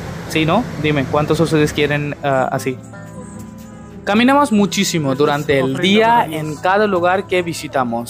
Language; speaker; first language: Spanish; non-native, learner; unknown